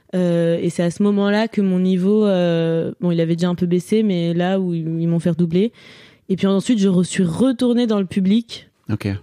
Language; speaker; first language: French; native; French